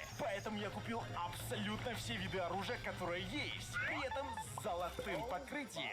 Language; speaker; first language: Russian; native; Russian